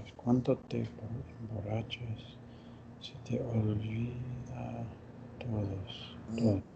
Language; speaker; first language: Spanish; non-native, learner; English